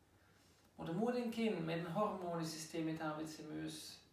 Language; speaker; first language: Finnish; non-native, learner; German